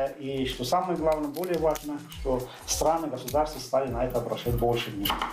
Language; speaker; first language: Russian; non-native, local second language; Azerbaijani